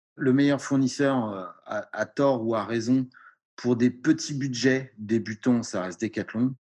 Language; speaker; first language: French; native; French